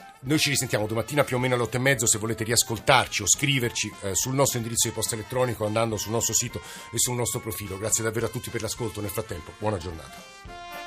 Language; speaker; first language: Italian; native; Italian